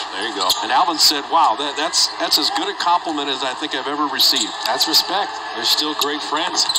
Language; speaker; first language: English; native; English